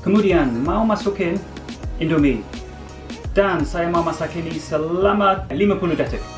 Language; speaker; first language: Indonesian; non-native, fluent; English